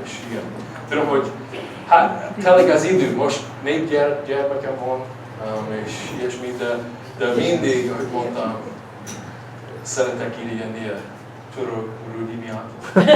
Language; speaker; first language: Hungarian; early bilingual, heritage; English